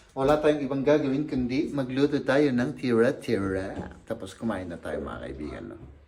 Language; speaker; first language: Filipino; native; Filipino